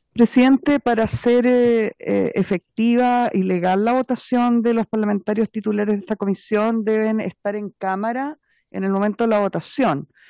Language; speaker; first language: Spanish; native; Spanish